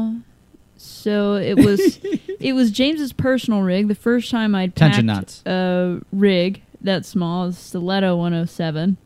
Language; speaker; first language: English; native; English